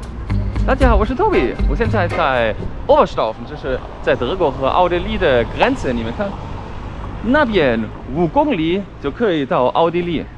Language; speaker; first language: Chinese; non-native, fluent; German